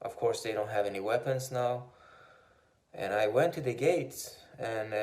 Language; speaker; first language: English; non-native, fluent; Persian